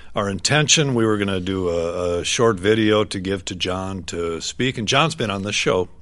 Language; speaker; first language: English; native; English